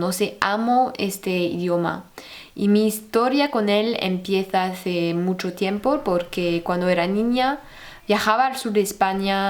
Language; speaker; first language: Spanish; non-native, fluent; French